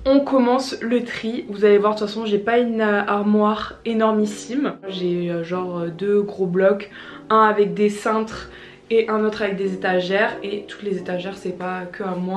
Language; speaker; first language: French; native; French